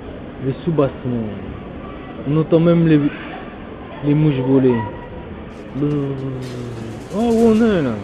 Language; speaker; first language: French; native; French